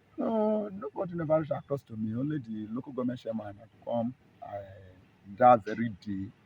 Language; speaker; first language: Nigerian Pidgin; non-native, local second language; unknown